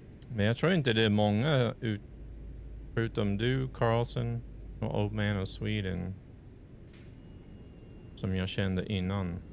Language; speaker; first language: Swedish; non-native, fluent; English